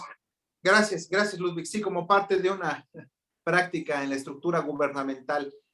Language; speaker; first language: Spanish; native; Spanish